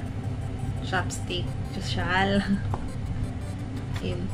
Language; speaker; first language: Filipino; native; Filipino